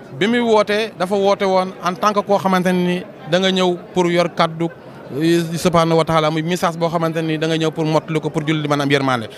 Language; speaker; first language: Wolof; native; Wolof